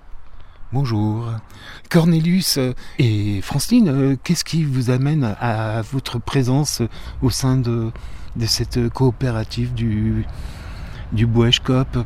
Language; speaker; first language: French; native; French